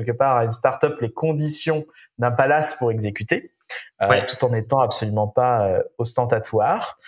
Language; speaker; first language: French; native; French